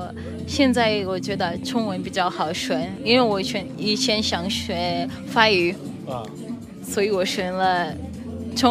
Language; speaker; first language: Chinese; non-native, fluent; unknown